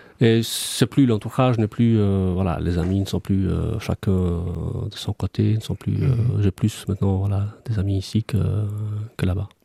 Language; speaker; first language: French; non-native, fluent; Albanian